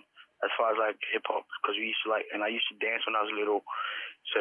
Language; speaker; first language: English; native; English